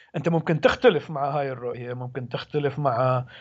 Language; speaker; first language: Arabic; native; Arabic